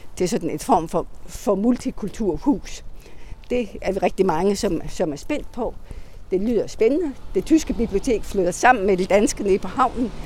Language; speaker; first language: Danish; native; Danish